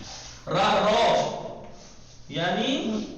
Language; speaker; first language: Persian; non-native, fluent; Urdu